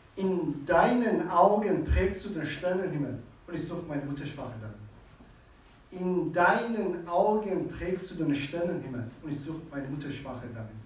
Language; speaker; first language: German; non-native, fluent; Persian